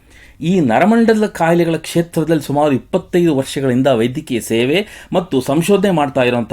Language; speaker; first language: Kannada; native; Kannada